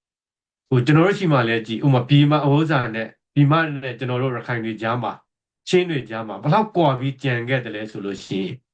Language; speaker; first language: Burmese; native; Burmese